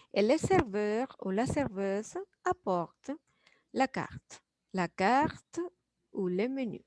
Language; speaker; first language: French; non-native, fluent; Spanish